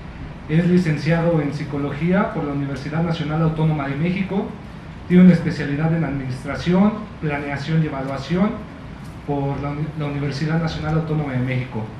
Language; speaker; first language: Spanish; native; Spanish